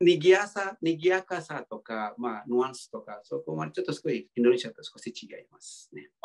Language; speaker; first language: Japanese; non-native, fluent; Indonesian